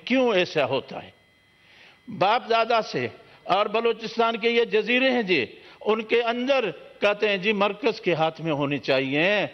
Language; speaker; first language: Urdu; non-native, local second language; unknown